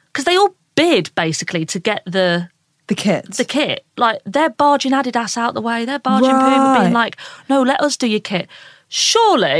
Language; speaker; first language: English; native; English